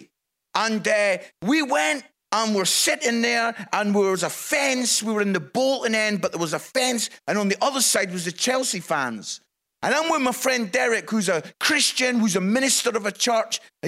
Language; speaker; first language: English; native; English